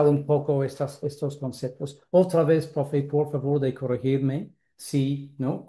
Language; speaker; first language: Spanish; non-native, fluent; English